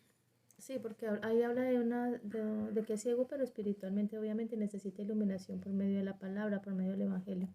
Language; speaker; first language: Spanish; native; Spanish